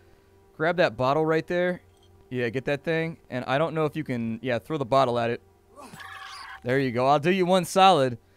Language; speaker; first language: English; native; English